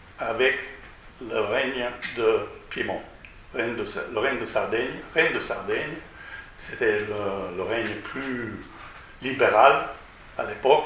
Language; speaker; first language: French; non-native, fluent; Italian